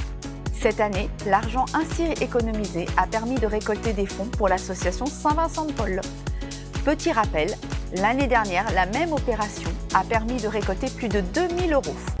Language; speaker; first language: French; native; French